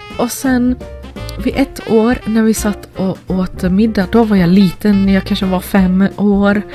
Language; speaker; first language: Swedish; early bilingual, other home language; Finnish